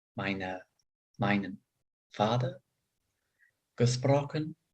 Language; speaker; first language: German; non-native, learner; English